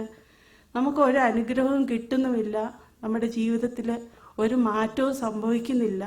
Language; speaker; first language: Malayalam; native; Malayalam